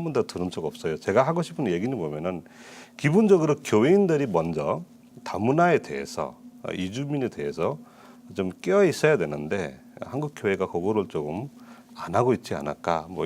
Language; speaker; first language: Korean; non-native, fluent; Nepali